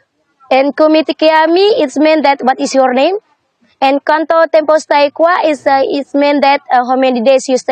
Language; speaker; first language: English; non-native, learner; Indonesian